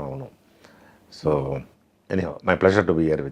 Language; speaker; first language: Telugu; non-native, fluent; Tamil